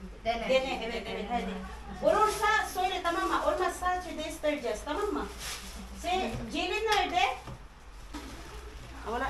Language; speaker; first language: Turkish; non-native, learner; Filipino